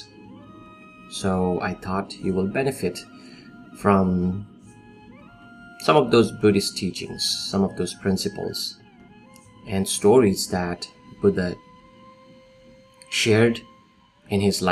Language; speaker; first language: English; non-native, local second language; Nepali